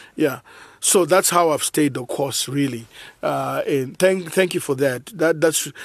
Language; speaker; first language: English; non-native, local second language; Shona